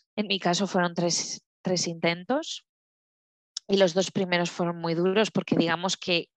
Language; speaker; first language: Spanish; native; Spanish